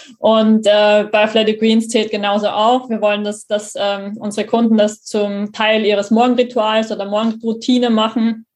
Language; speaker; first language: German; native; German